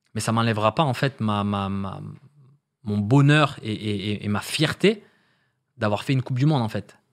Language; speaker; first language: French; native; French